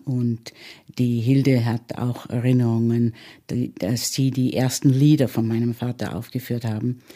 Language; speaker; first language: German; early bilingual, heritage; German